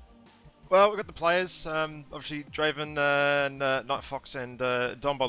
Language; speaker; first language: English; native; English